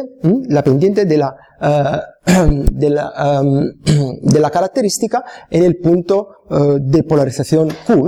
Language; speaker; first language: Spanish; non-native, fluent; Italian